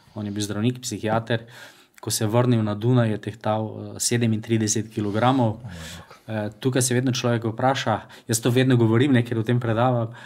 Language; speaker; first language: Slovenian; native; Slovenian